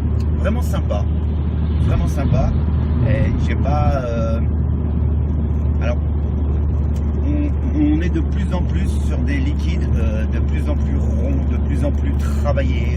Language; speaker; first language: French; native; French